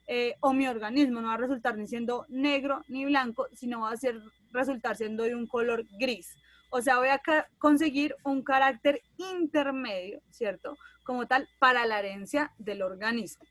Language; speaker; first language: Spanish; native; Spanish